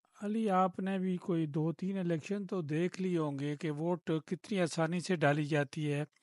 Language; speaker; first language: Urdu; non-native, local second language; Punjabi